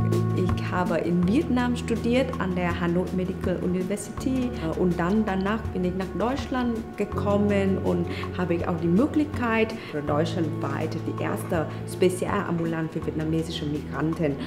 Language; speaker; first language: German; non-native, fluent; Vietnamese